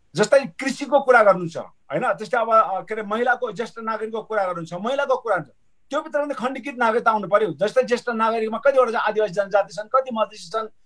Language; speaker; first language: Nepali; non-native, local second language; Sherpa